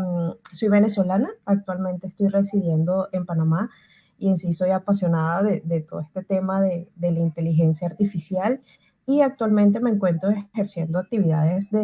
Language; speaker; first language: Spanish; native; Spanish